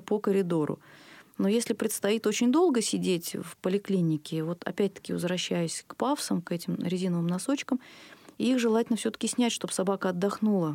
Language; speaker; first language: Russian; native; Russian